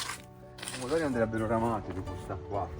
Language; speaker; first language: Italian; native; Italian